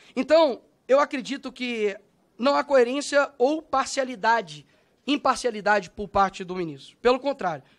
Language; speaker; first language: Portuguese; native; Portuguese